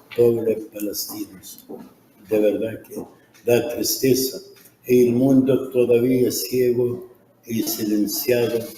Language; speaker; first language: Spanish; non-native, fluent; Arabic